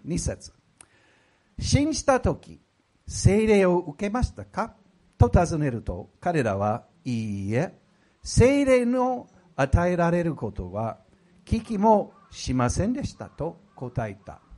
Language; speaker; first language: Japanese; non-native, fluent; English